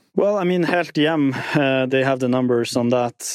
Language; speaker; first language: English; non-native, fluent; Norwegian